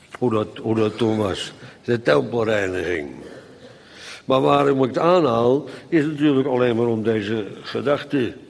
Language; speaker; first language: Dutch; native; Dutch